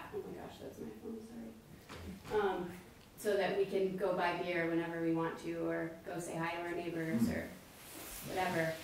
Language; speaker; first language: English; native; English